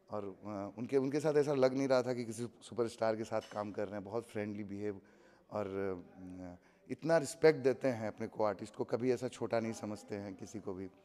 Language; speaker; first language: Hindi; native; Hindi